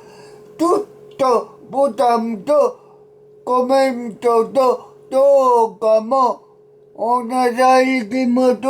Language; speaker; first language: Japanese; non-native, learner; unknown